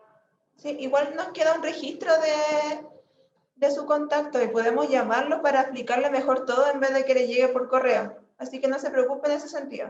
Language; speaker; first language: Spanish; native; Spanish